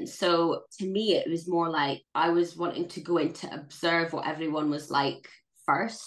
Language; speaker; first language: English; native; English